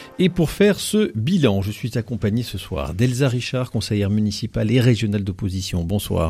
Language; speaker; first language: French; native; French